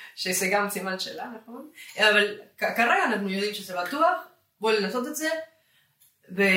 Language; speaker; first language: Hebrew; non-native, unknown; Spanish